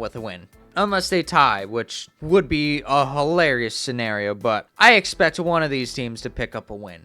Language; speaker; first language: English; native; English